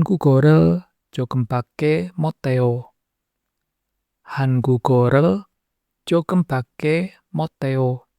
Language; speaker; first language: Korean; non-native, fluent; Indonesian